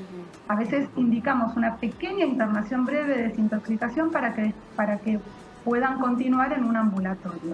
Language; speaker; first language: Spanish; native; Spanish